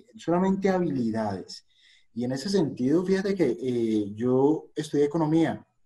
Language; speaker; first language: Spanish; native; Spanish